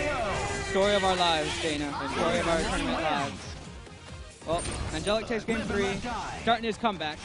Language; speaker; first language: English; native; English